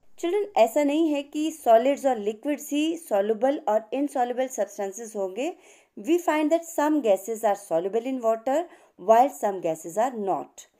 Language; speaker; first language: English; non-native, local second language; Hindi